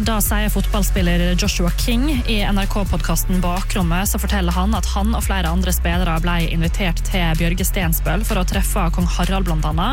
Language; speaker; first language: Norwegian; native; Norwegian